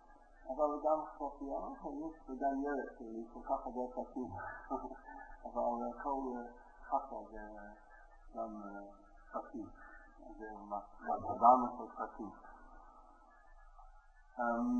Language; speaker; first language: Hebrew; non-native, fluent; English